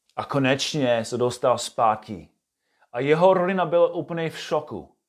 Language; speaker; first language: Czech; non-native, fluent; English